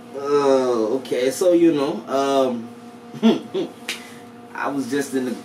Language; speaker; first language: English; native; English